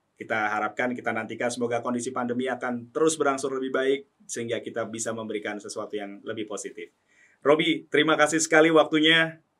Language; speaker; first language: Indonesian; native; Indonesian